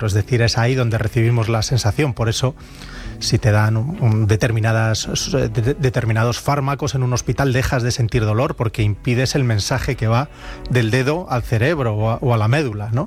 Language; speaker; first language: Spanish; native; Spanish